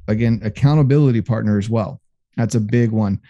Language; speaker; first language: English; native; English